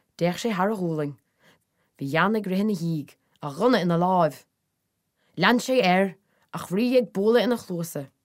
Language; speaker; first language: Irish; native; Irish